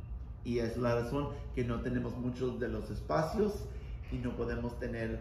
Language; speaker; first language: Spanish; non-native, learner; English